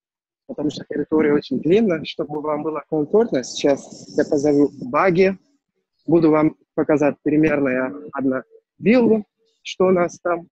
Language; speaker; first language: Russian; non-native, learner; Turkish